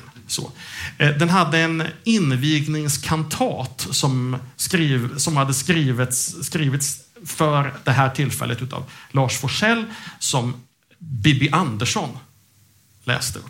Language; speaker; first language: Swedish; native; Swedish